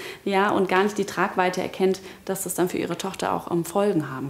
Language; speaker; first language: German; native; German